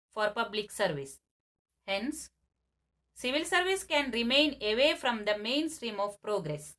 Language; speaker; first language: English; non-native, local second language; Kannada